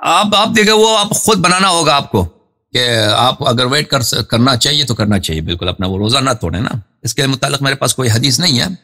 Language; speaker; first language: Urdu; non-native, fluent; Persian